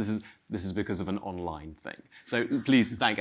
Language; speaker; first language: English; native; English